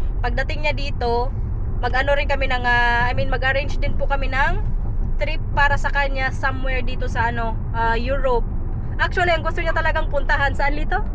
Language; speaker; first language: Filipino; non-native, local second language; Waray